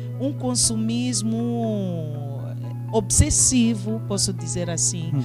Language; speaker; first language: Portuguese; non-native, local second language; Tsonga